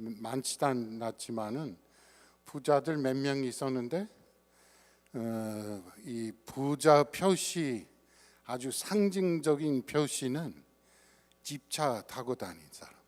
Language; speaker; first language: Korean; non-native, fluent; English